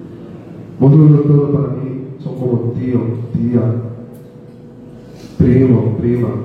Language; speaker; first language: Spanish; non-native, learner; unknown